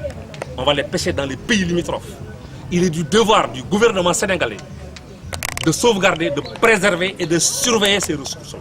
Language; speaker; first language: French; non-native, local second language; Wolof